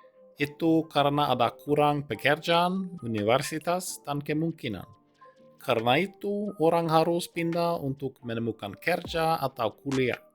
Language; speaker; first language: Indonesian; non-native, fluent; Norwegian